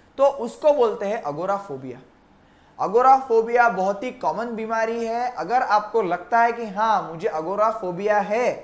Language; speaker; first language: Hindi; non-native, local second language; Marathi